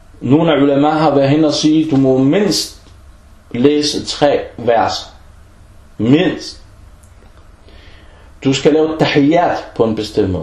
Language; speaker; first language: Danish; early bilingual, other home language; Arabic